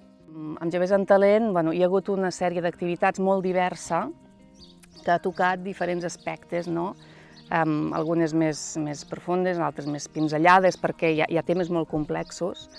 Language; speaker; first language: Catalan; native; Catalan